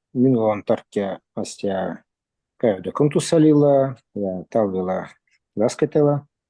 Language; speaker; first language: Finnish; non-native, learner; Russian